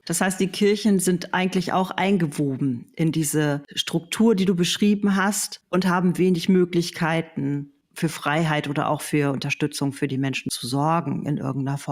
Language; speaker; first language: German; native; German